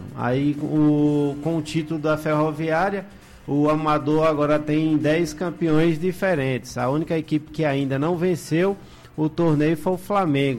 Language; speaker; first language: Portuguese; native; Portuguese